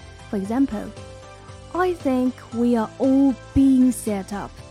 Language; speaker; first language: English; non-native, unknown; Chinese